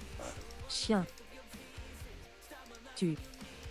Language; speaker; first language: French; non-native, learner; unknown